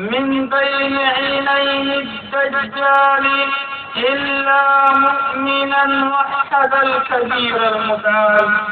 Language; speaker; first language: Arabic; native; Arabic